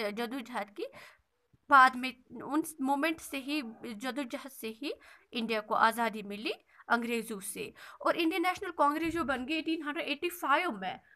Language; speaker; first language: Hindi; non-native, local second language; Kashmiri